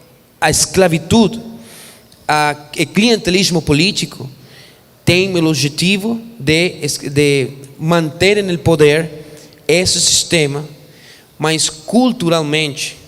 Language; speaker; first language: Portuguese; non-native, fluent; Spanish